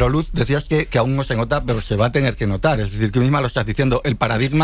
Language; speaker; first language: Spanish; native; Spanish